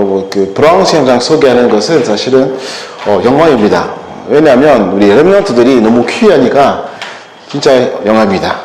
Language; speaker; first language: Korean; non-native, learner; French